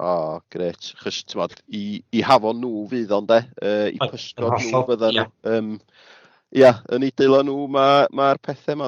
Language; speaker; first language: Welsh; native; Welsh